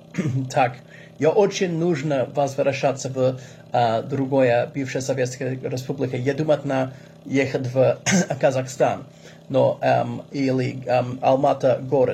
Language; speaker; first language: Russian; non-native, learner; English